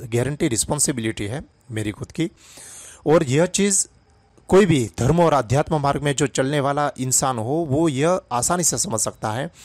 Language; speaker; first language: Hindi; non-native, local second language; Gujarati